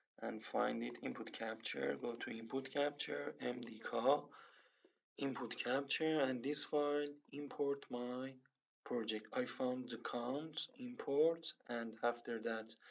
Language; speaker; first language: English; non-native, learner; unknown